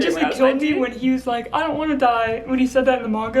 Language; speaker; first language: English; native; English